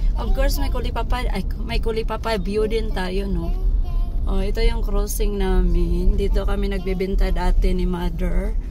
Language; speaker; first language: Filipino; non-native, local second language; Cebuano